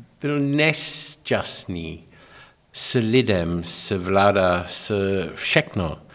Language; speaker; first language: Czech; non-native, learner; English